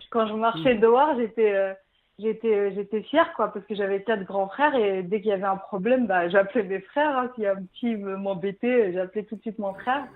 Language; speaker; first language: French; early bilingual, other home language; Arabic